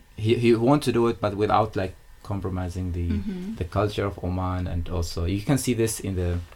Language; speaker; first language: English; non-native, fluent; Arabic